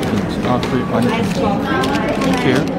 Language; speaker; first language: Korean; non-native, learner; Japanese